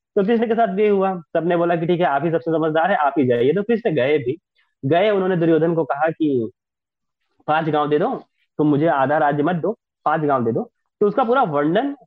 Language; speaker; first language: Hindi; native; Hindi